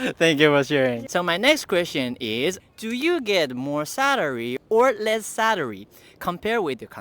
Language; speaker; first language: English; non-native, fluent; Japanese